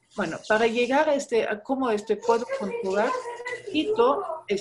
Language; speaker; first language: Spanish; non-native, fluent; German